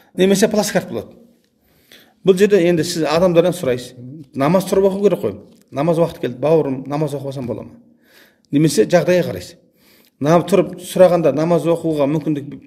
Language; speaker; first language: Kazakh; native; Kazakh